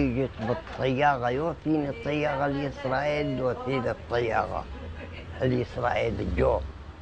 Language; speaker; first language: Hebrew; non-native, learner; Arabic